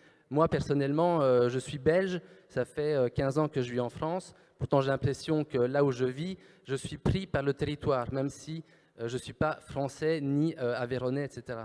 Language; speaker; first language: French; native; French